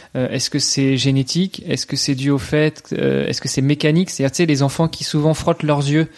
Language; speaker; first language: French; native; French